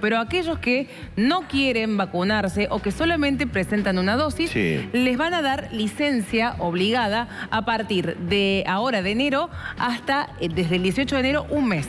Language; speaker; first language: Spanish; native; Spanish